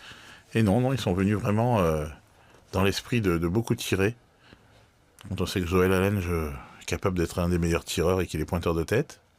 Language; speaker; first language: French; native; French